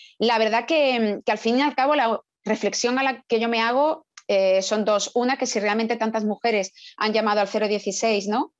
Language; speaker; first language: Spanish; native; Spanish